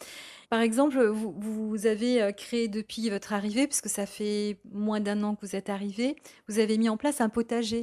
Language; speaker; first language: French; native; French